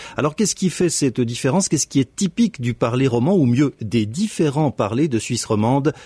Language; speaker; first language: French; native; French